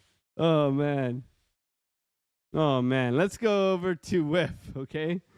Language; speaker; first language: English; native; English